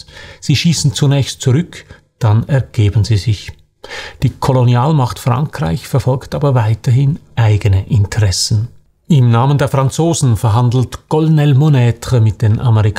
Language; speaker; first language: German; native; German